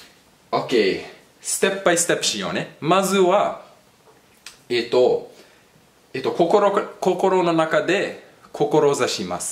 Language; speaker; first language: Japanese; non-native, fluent; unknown